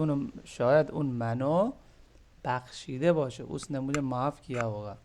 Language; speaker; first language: Persian; non-native, fluent; Urdu